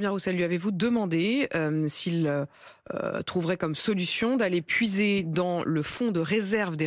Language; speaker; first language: French; native; French